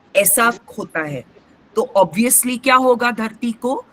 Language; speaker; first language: Hindi; non-native, local second language; Marathi